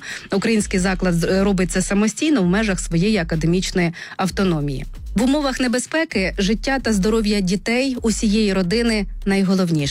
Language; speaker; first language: Ukrainian; native; Ukrainian